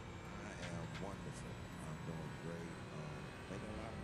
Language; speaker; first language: English; native; English